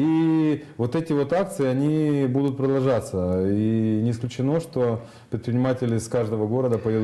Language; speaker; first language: Russian; native; Russian